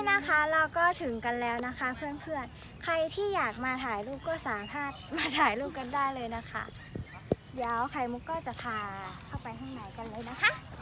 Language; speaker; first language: Thai; native; Thai